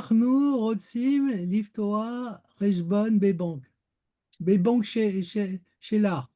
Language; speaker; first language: Hebrew; non-native, learner; French